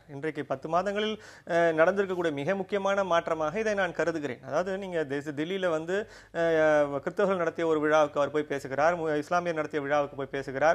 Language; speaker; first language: Tamil; native; Tamil